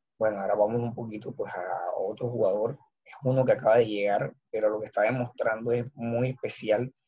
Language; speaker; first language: Spanish; native; Spanish